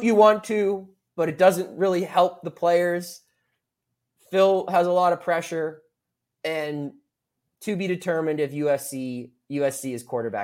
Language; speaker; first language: English; native; English